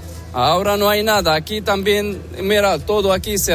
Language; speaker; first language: Spanish; non-native, learner; Arabic